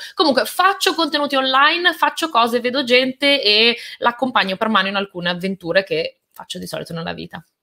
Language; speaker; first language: Italian; early bilingual, other home language; Albanian